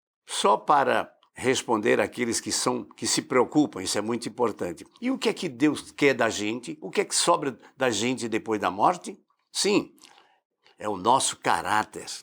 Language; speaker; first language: Portuguese; native; Portuguese